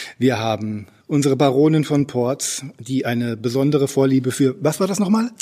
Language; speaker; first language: German; native; German